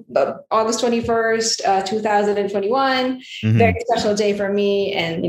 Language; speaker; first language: English; non-native, local second language; Filipino